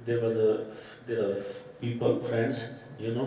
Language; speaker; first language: English; non-native, learner; Punjabi